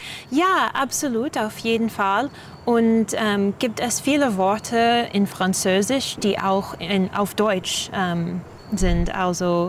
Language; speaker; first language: German; non-native, learner; English